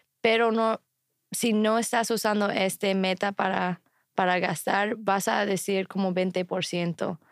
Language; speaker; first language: Spanish; non-native, fluent; English